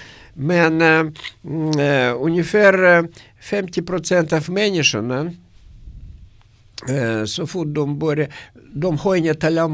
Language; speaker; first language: Swedish; non-native, learner; Russian